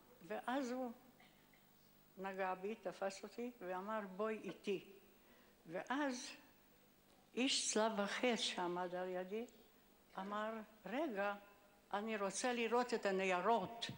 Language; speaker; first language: Hebrew; non-native, fluent; Hungarian